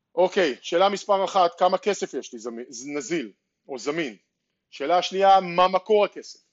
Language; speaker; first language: Hebrew; native; Hebrew